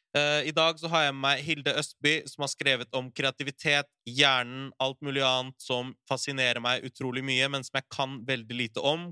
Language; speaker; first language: Norwegian; early bilingual, other home language; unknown